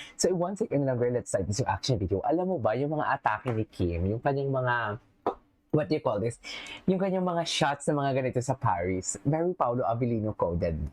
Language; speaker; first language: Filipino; native; Filipino